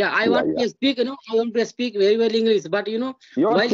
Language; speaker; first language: English; non-native, learner; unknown